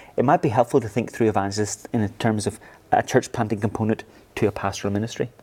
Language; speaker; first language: English; native; English